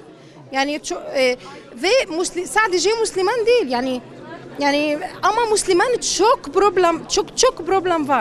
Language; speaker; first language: Turkish; non-native, learner; Arabic